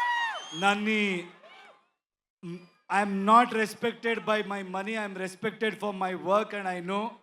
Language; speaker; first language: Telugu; non-native, learner; Kannada